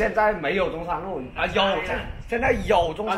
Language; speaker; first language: Chinese; native; Chinese